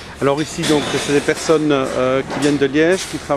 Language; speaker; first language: French; native; French